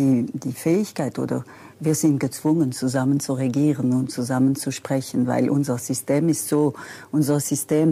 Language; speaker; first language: German; non-native, local second language; French